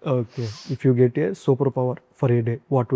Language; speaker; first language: Telugu; native; Telugu